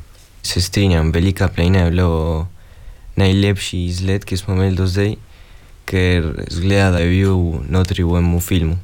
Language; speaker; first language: Slovenian; early bilingual, heritage; Spanish